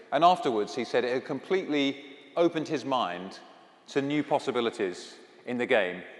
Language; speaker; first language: English; native; English